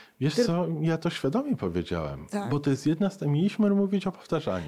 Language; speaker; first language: Polish; native; Polish